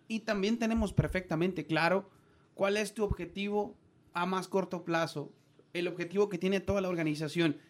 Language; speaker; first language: Spanish; native; Spanish